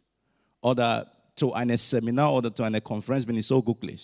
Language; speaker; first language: German; non-native, learner; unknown